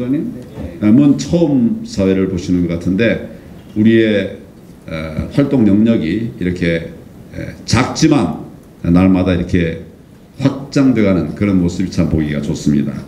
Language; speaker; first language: Korean; native; Korean